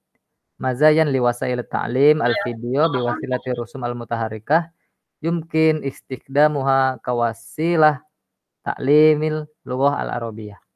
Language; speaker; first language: Arabic; non-native, learner; Indonesian